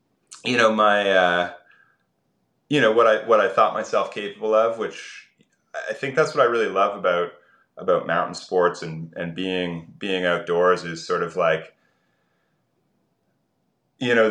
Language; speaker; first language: English; native; English